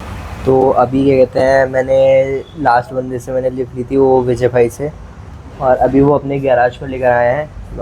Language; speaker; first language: Hindi; native; Hindi